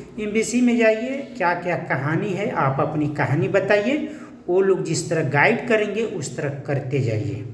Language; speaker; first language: Hindi; native; Hindi